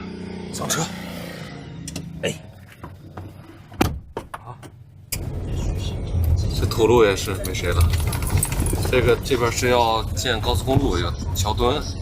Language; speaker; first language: Chinese; native; Chinese